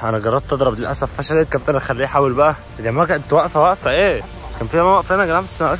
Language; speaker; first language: Arabic; native; Arabic